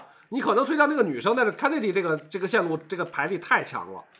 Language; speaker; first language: Chinese; native; Chinese